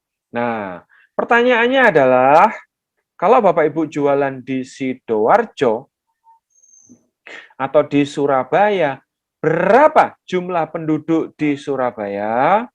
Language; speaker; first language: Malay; non-native, local second language; Javanese